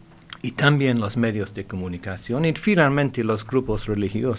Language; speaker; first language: Spanish; non-native, fluent; English